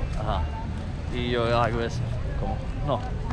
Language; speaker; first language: Spanish; non-native, learner; Swedish